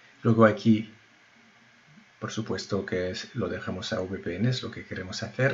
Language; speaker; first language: Spanish; non-native, fluent; French